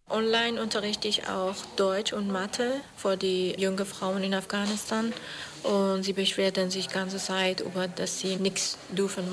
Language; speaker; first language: German; non-native, learner; Persian